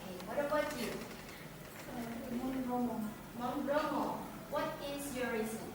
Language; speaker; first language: English; non-native, fluent; Indonesian